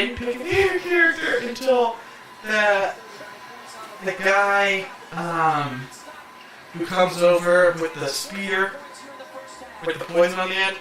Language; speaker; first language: English; native; English